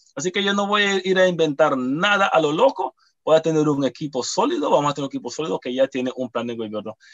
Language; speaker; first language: Spanish; native; Spanish